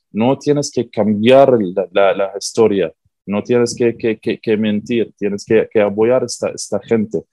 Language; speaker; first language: Spanish; non-native, learner; Arabic